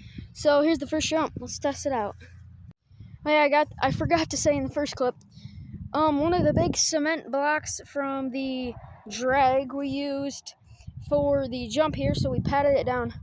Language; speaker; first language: English; native; English